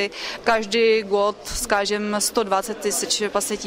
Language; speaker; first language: Russian; non-native, fluent; Czech